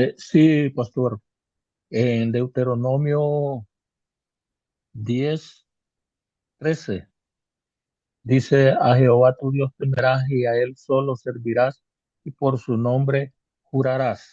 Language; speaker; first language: Spanish; native; Spanish